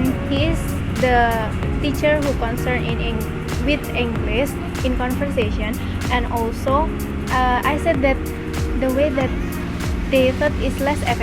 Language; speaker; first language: English; non-native, learner; Indonesian